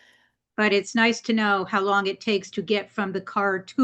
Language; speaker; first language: English; native; English